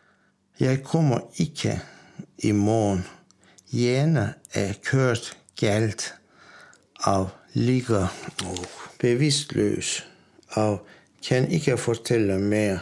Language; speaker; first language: Danish; non-native, fluent; Turkish